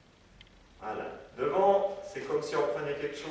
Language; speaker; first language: French; native; French